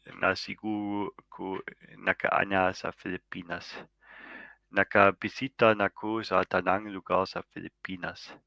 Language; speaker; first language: Cebuano; non-native, learner; German